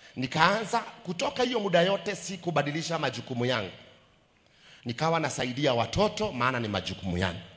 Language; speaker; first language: Swahili; native; Swahili